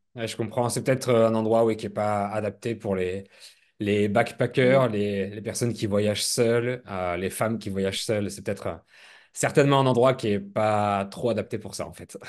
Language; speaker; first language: French; native; French